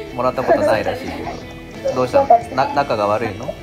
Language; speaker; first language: Japanese; native; Japanese